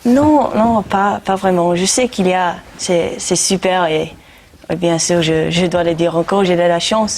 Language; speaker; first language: French; non-native, fluent; English